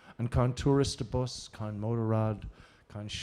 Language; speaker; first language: German; non-native, learner; English